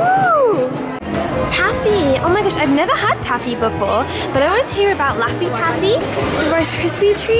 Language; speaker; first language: English; native; English